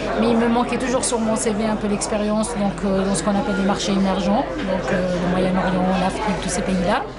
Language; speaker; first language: French; non-native, local second language; Arabic